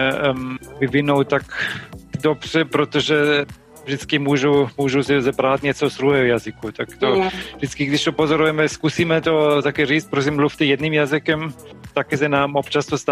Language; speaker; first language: Czech; non-native, fluent; German